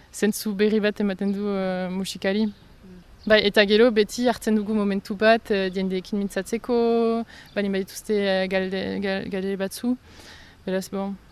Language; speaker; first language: Basque; non-native, local second language; French